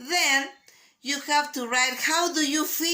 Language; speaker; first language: English; non-native, learner; Spanish